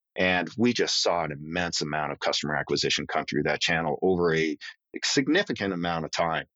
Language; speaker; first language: English; native; English